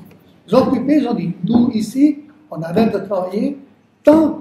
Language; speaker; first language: French; non-native, local second language; Italian